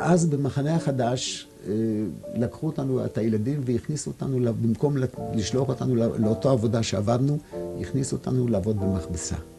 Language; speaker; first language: Hebrew; non-native, fluent; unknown